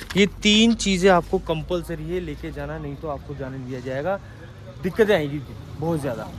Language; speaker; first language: Hindi; native; Hindi